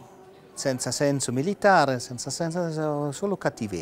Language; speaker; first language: Italian; non-native, fluent; German